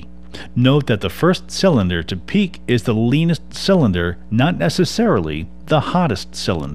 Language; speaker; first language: English; native; English